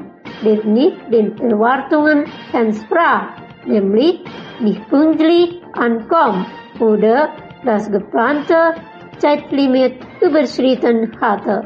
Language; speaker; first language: German; non-native, learner; Indonesian